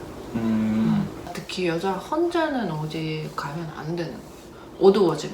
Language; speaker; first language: Korean; non-native, fluent; Russian